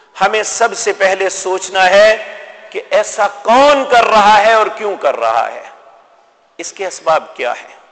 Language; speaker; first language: Urdu; non-native, local second language; Punjabi